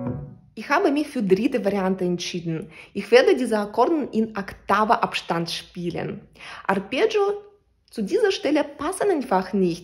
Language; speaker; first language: German; non-native, learner; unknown